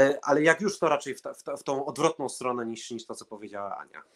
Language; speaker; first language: Polish; early bilingual, heritage; Polish